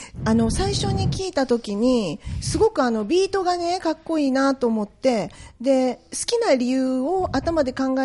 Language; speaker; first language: Japanese; native; Japanese